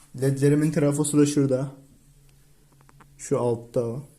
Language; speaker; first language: Turkish; native; Turkish